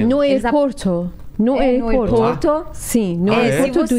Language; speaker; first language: Portuguese; non-native, learner; Persian